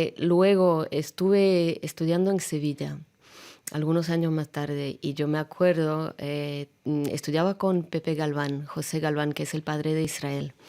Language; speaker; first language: Spanish; non-native, fluent; Russian